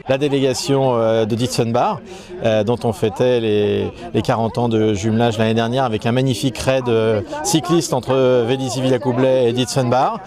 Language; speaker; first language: French; native; French